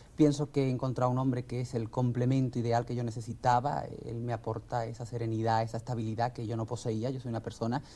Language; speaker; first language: Spanish; early bilingual, other home language; Arabic